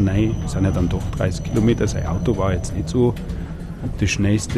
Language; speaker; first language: German; native; German